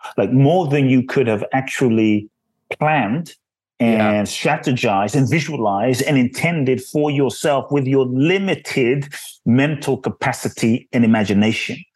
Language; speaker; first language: English; native; English